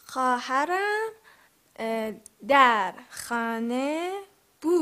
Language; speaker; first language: Persian; non-native, learner; Arabic